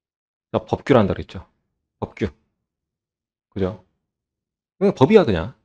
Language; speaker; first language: Korean; native; Korean